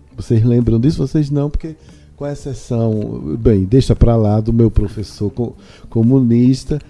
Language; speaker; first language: Portuguese; native; Portuguese